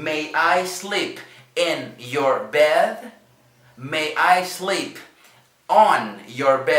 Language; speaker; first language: English; non-native, learner; Spanish